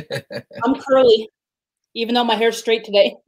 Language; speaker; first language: English; native; English